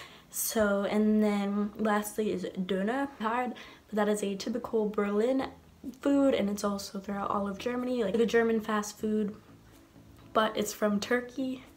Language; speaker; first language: English; native; English